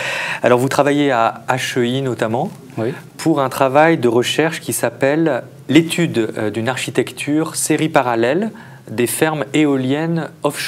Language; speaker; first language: French; native; French